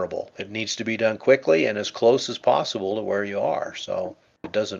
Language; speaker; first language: English; native; English